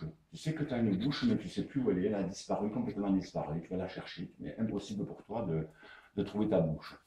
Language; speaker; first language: French; native; French